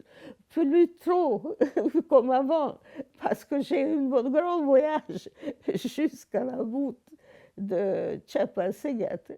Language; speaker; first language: French; non-native, learner; Hungarian